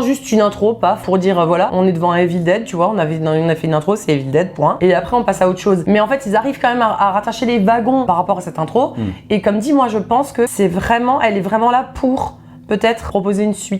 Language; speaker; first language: French; native; French